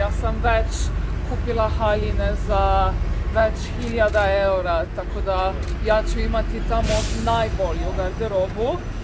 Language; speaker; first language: Serbian; non-native, learner; Slovenian